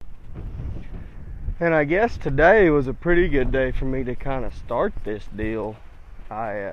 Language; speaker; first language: English; native; English